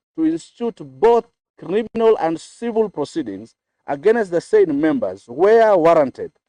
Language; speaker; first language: English; non-native, local second language; Swahili